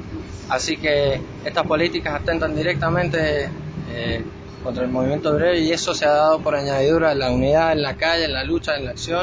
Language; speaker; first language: Spanish; native; Spanish